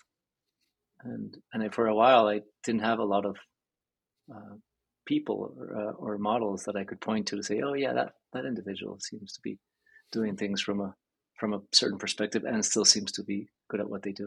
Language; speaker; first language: English; early bilingual, other home language; Spanish